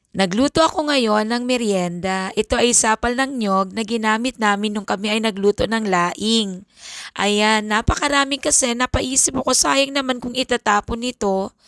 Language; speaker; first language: Filipino; non-native, local second language; Bikol